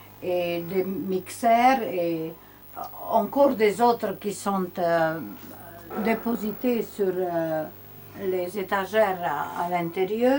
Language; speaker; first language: French; non-native, learner; Romanian